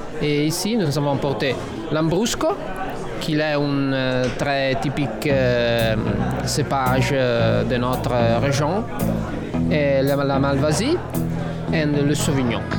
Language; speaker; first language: French; non-native, learner; Italian